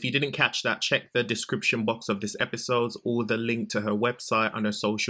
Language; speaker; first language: English; native; English